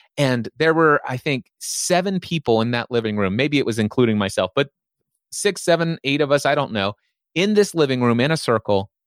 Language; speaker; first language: English; native; English